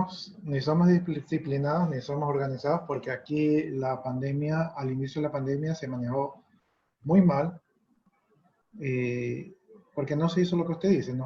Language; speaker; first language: Spanish; native; Spanish